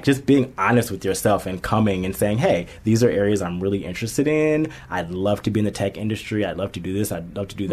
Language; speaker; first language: English; native; English